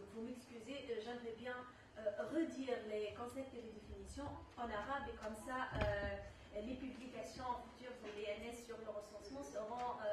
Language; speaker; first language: French; non-native, local second language; Arabic